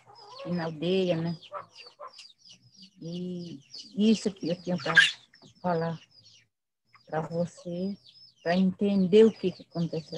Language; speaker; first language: Portuguese; non-native, local second language; Guarani